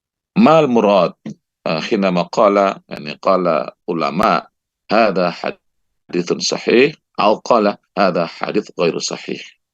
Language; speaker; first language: Arabic; non-native, fluent; Indonesian